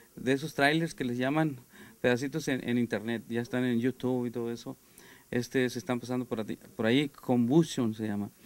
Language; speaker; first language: Spanish; native; Spanish